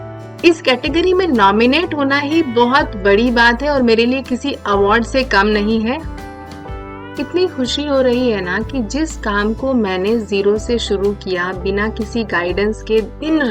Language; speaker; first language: Hindi; native; Hindi